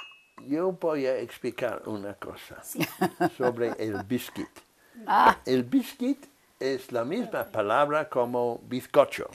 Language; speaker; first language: Spanish; non-native, fluent; English